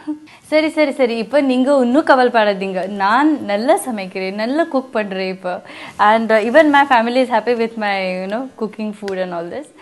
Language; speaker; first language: Tamil; non-native, learner; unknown